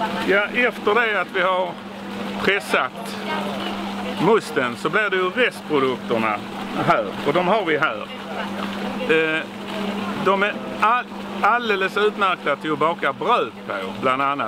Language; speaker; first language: Swedish; native; Swedish